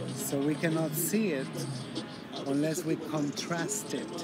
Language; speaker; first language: English; native; English